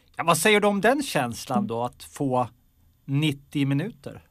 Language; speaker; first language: Swedish; native; Swedish